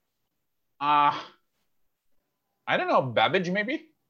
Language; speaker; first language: English; non-native, local second language; Bangla